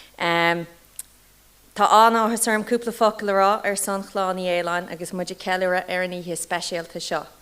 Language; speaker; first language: Irish; native; Irish